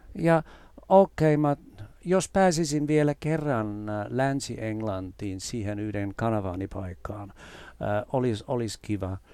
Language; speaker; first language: Finnish; non-native, fluent; English